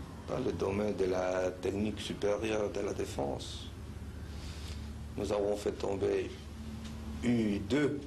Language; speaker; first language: French; non-native, fluent; Spanish